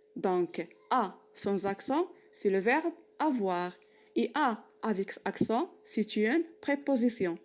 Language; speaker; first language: French; non-native, local second language; Arabic